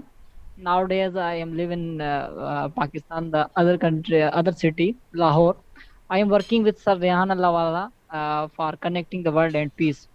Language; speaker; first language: English; non-native, learner; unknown